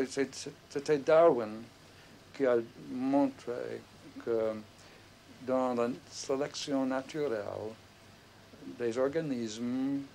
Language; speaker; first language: French; non-native, fluent; English